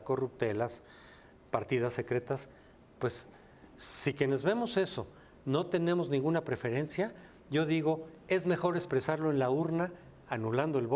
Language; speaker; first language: Spanish; native; Spanish